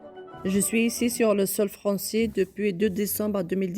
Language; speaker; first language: French; non-native, learner; Kabyle